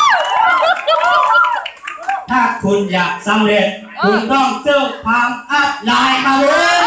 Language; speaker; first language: Thai; non-native, local second language; Shan